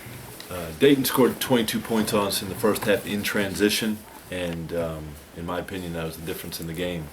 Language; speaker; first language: English; native; English